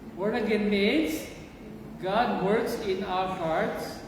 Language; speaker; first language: English; non-native, local second language; Filipino